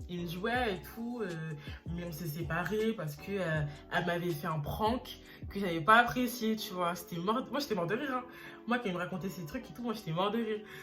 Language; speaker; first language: French; early bilingual, other home language; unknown